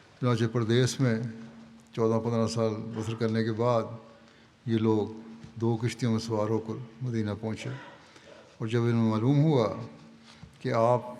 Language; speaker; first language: Urdu; native; Urdu